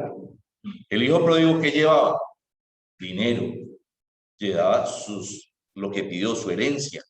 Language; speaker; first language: Spanish; native; Spanish